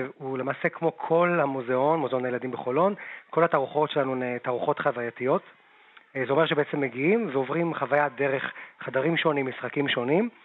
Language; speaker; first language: Hebrew; native; Hebrew